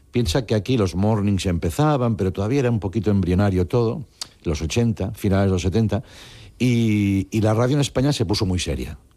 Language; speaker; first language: Spanish; non-native, local second language; Catalan